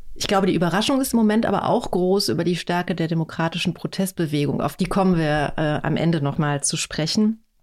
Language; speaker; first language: German; native; German